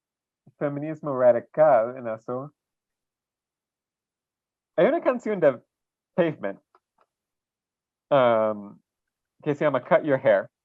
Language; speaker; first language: Spanish; non-native, fluent; English